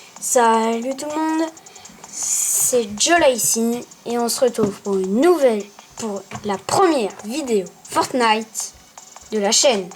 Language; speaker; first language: French; native; French